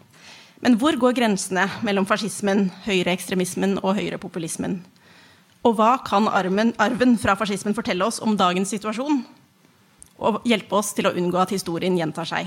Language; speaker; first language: Norwegian; native; Norwegian